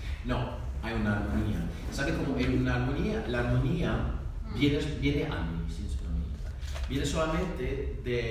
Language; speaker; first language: Spanish; non-native, learner; French